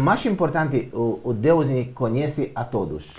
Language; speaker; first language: Portuguese; non-native, learner; Romanian